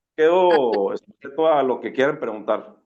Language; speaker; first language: Spanish; native; Spanish